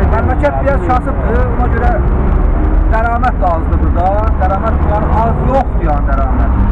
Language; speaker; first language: Azerbaijani; native; Azerbaijani